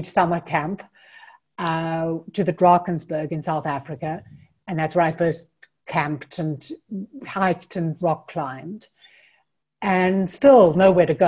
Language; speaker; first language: English; native; English